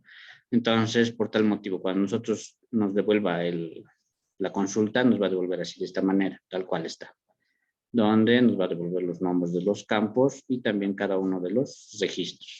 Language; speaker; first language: Spanish; native; Spanish